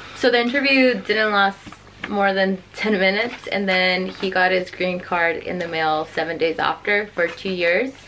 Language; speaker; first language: English; native; English